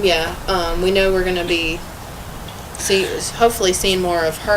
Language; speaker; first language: English; native; English